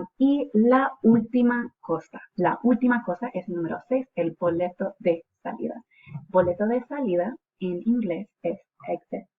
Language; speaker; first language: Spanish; non-native, fluent; English